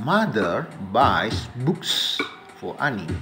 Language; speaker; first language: English; non-native, fluent; Indonesian